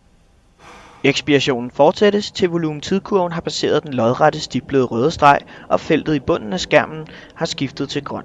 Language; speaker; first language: Danish; native; Danish